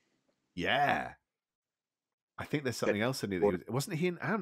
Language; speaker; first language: English; native; English